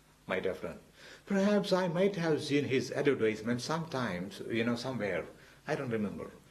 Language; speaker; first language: English; non-native, local second language; Malayalam